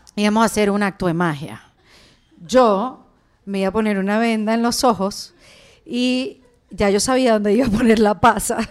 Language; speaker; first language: Spanish; native; Spanish